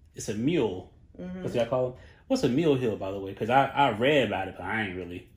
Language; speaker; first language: English; native; English